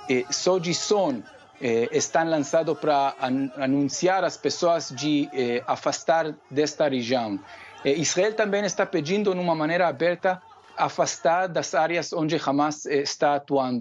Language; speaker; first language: Portuguese; non-native, fluent; Hebrew